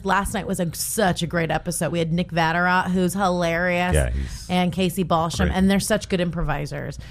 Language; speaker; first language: English; native; English